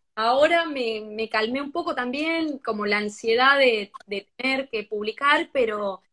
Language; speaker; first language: Spanish; native; Spanish